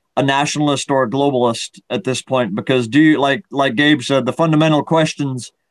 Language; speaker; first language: English; native; English